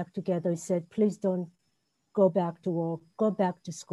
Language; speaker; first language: English; non-native, fluent; Hebrew